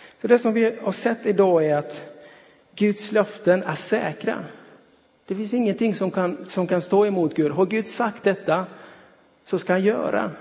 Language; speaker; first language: Swedish; non-native, fluent; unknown